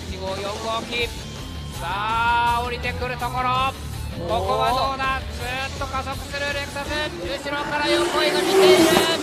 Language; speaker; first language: Japanese; native; Japanese